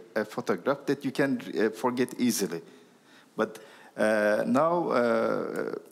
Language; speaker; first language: English; non-native, fluent; Turkish